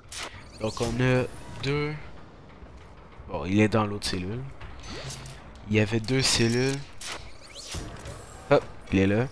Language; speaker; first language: French; native; French